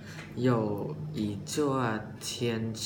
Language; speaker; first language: Chinese; non-native, learner; Thai